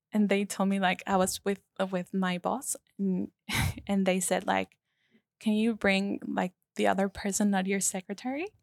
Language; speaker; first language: English; non-native, fluent; Spanish